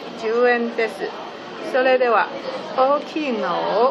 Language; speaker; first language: Japanese; non-native, learner; Chinese